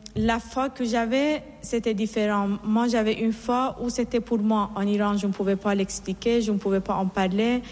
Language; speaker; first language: French; non-native, fluent; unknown